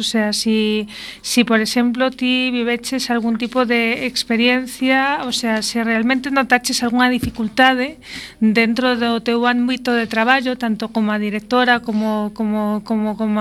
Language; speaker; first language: Spanish; native; Spanish